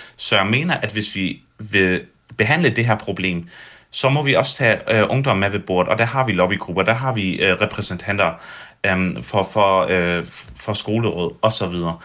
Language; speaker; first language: Danish; early bilingual, heritage; Danish